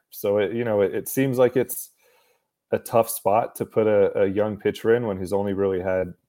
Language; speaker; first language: English; native; English